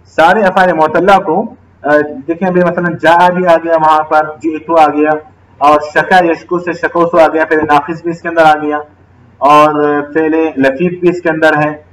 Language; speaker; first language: Urdu; native; Urdu